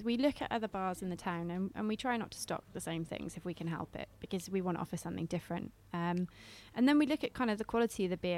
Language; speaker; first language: English; native; English